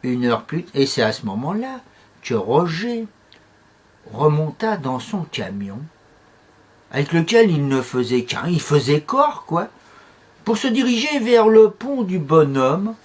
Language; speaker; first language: French; native; French